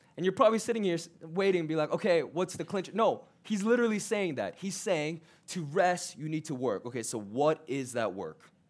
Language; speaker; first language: English; early bilingual, other home language; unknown